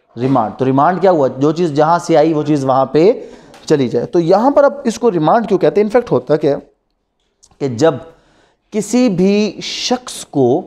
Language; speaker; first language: Urdu; non-native, local second language; Punjabi